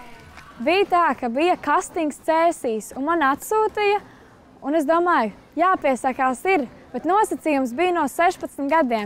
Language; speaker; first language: Latvian; native; Latvian